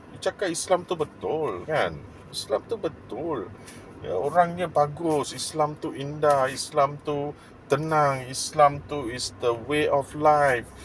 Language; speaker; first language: Malay; non-native, local second language; English